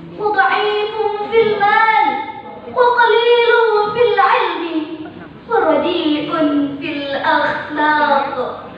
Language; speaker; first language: Arabic; non-native, fluent; Indonesian